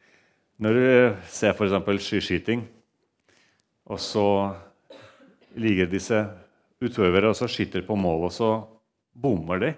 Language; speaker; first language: Norwegian; non-native, fluent; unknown